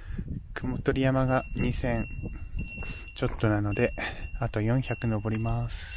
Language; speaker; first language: Japanese; native; Japanese